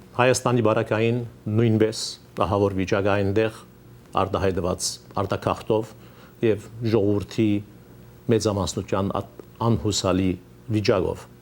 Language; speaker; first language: Armenian; early bilingual, heritage; Armenian